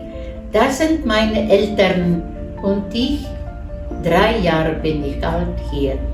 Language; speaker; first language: German; non-native, learner; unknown